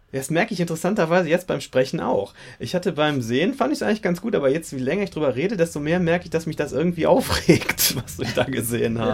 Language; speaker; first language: German; native; German